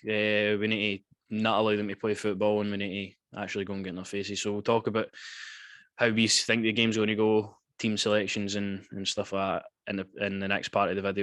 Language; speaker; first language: English; native; English